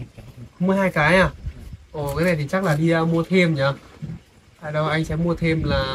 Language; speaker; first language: Vietnamese; native; Vietnamese